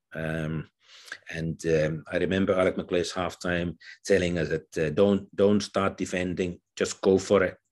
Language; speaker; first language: English; non-native, fluent; Finnish